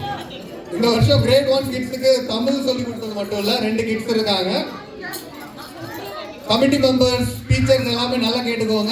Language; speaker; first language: Tamil; native; Tamil